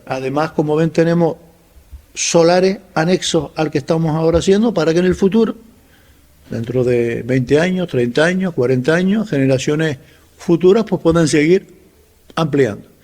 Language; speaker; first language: Spanish; native; Spanish